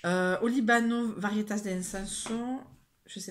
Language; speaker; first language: French; native; French